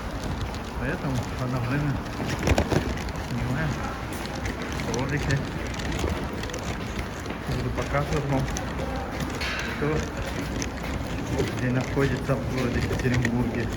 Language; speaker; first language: Russian; early bilingual, other home language; Tajik